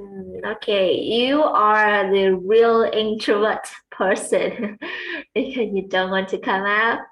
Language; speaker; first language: English; non-native, fluent; Vietnamese